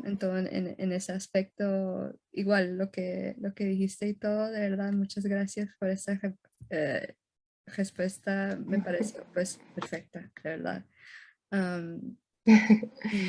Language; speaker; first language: Spanish; early bilingual, heritage; Spanish